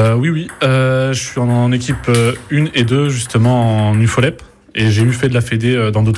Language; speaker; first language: French; native; French